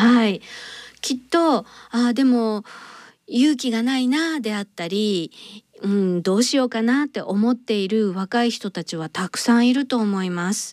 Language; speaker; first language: Japanese; native; Japanese